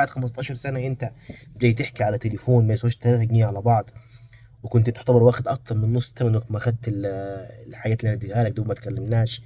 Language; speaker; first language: Arabic; native; Arabic